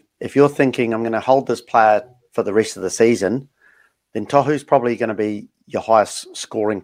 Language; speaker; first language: English; native; English